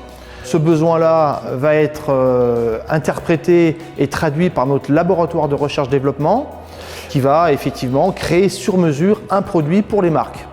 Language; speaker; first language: French; native; French